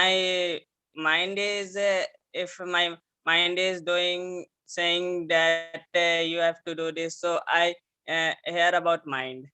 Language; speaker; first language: English; non-native, learner; Hindi